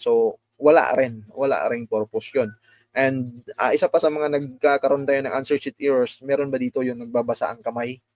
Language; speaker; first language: Filipino; non-native, local second language; Cebuano